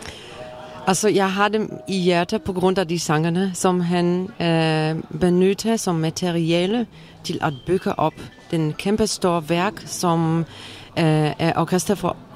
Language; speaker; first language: Danish; non-native, fluent; Polish